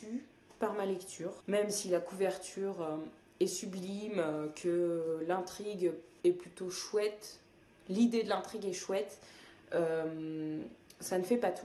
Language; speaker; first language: French; native; French